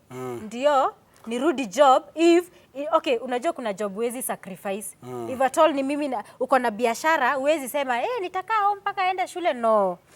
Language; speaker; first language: Swahili; native; Swahili